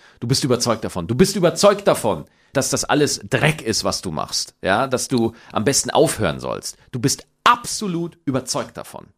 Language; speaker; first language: German; native; German